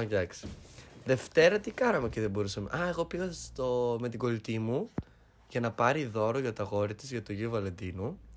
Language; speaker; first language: Greek; early bilingual, heritage; Greek